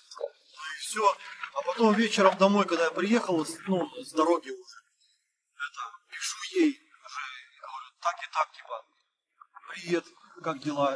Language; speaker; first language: Russian; native; Russian